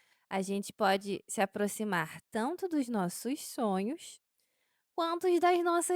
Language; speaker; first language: Portuguese; native; Portuguese